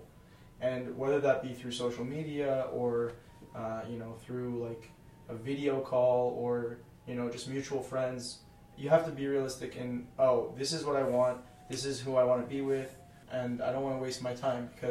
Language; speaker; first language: English; native; English